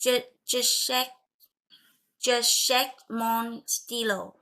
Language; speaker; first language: French; non-native, learner; Vietnamese